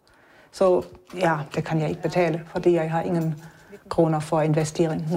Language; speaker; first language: Danish; non-native, learner; German